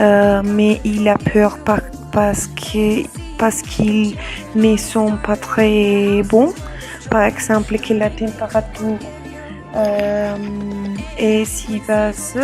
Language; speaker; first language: French; non-native, learner; Spanish